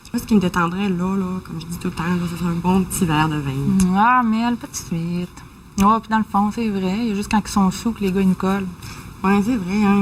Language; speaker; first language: French; native; French